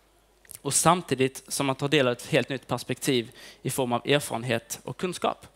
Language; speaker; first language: Swedish; native; Swedish